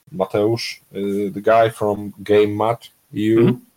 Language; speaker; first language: English; non-native, fluent; Polish